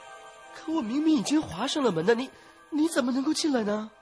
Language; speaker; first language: Chinese; native; Chinese